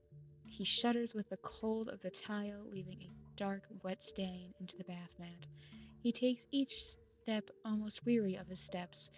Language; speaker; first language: English; native; English